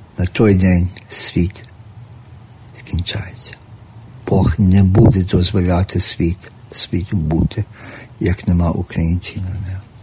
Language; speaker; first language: Ukrainian; early bilingual, heritage; Ukrainian